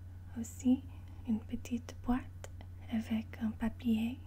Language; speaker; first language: French; non-native, learner; English